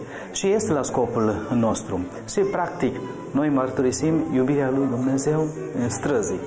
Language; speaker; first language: Romanian; non-native, learner; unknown